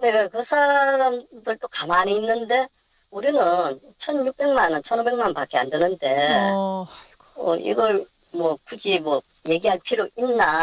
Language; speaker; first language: Korean; native; Korean